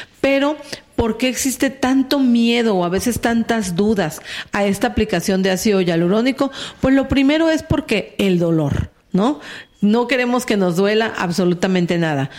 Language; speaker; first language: Spanish; native; Spanish